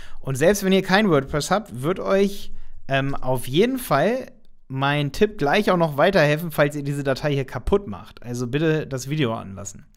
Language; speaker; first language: German; native; German